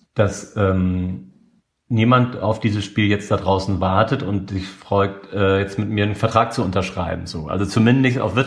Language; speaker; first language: German; native; German